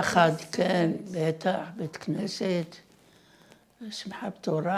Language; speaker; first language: Hebrew; non-native, fluent; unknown